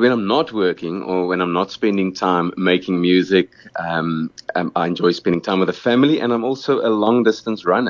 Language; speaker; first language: English; non-native, local second language; Afrikaans